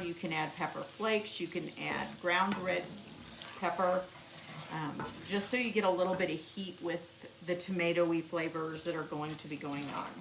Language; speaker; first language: English; native; English